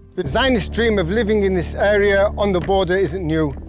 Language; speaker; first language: English; native; English